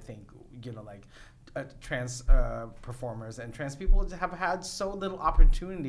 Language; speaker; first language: English; non-native, local second language; Filipino